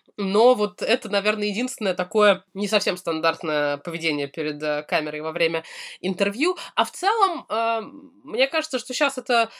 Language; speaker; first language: Russian; native; Russian